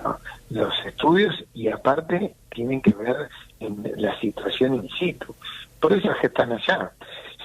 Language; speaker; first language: Spanish; native; Spanish